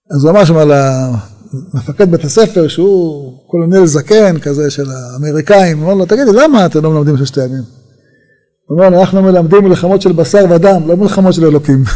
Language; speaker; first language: Hebrew; native; Hebrew